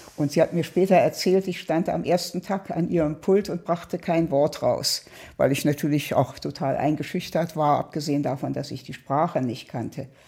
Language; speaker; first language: German; native; German